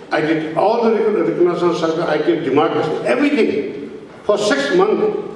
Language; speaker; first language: English; non-native, local second language; Nepali